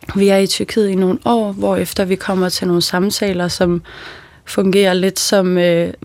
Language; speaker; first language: Danish; early bilingual, other home language; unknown